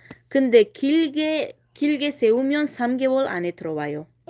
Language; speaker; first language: Korean; non-native, fluent; Tajik